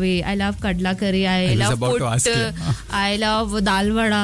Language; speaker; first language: English; non-native, local second language; Hindi